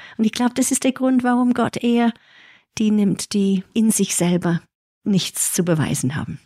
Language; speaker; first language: German; early bilingual, heritage; English